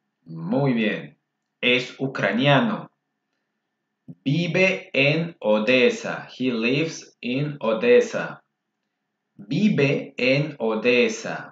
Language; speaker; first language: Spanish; non-native, fluent; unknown